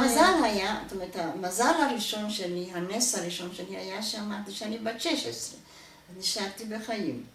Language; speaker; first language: Hebrew; non-native, fluent; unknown